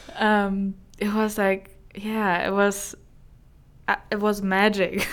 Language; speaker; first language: English; non-native, fluent; German